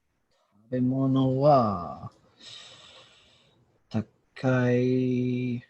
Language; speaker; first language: Japanese; non-native, learner; English